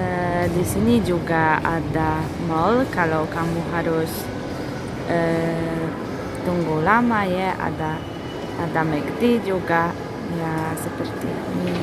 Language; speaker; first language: Indonesian; non-native, fluent; Polish